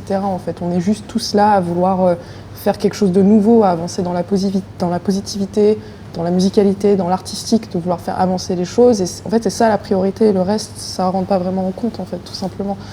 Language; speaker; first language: French; native; French